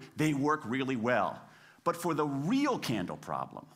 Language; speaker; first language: English; native; English